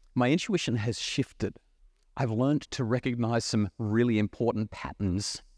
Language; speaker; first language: English; native; English